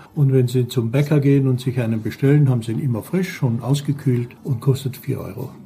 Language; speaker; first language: German; native; German